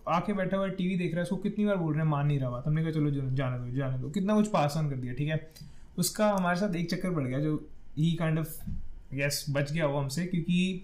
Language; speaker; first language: Hindi; non-native, local second language; Punjabi